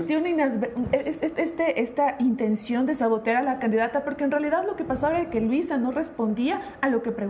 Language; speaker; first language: Spanish; native; Spanish